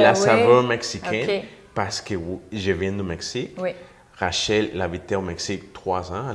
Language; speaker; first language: French; non-native, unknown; Spanish